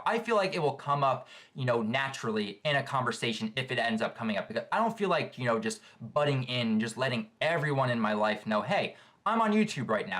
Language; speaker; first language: English; native; English